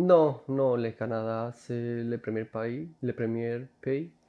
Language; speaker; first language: French; non-native, learner; Spanish